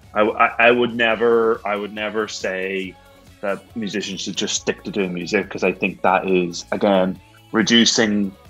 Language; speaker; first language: English; native; English